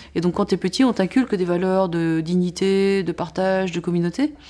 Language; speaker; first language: French; native; French